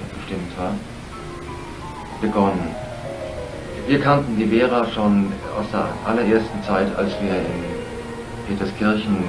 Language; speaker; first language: German; native; German